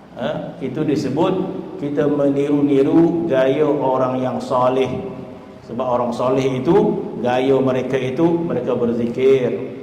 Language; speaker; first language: Malay; native; Malay